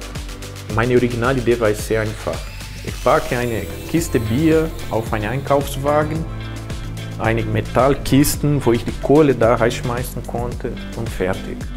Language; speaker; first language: German; non-native, fluent; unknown